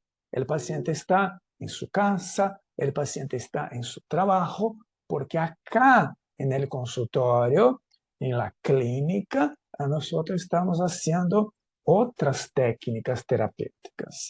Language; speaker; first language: Spanish; non-native, fluent; Portuguese